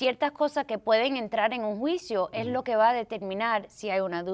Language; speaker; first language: Spanish; early bilingual, heritage; Spanish